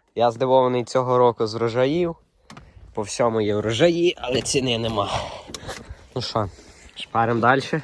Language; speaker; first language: Ukrainian; native; Ukrainian